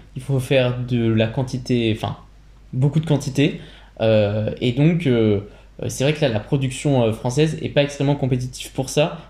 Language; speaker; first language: French; native; French